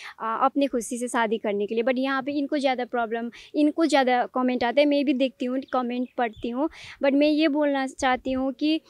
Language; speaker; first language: Hindi; non-native, local second language; Nepali